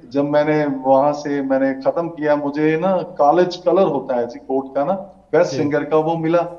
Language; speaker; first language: Hindi; native; Hindi